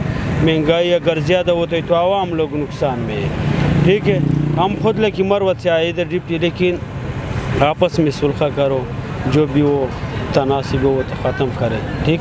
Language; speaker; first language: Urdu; non-native, local second language; Pashto